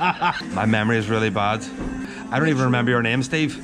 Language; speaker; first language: English; native; English